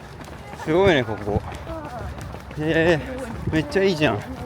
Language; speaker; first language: Japanese; native; Japanese